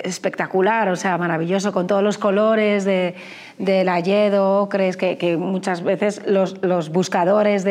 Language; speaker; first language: Spanish; native; Spanish